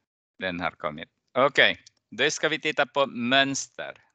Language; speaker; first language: Swedish; non-native, fluent; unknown